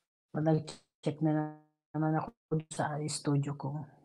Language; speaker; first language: Filipino; native; Filipino